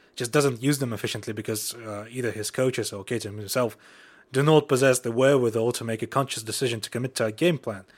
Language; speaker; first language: English; non-native, fluent; Russian